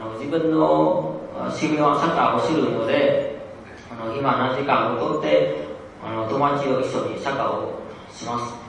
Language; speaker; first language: Japanese; non-native, learner; Vietnamese